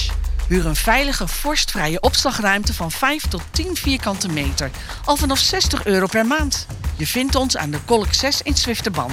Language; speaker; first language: Dutch; native; Dutch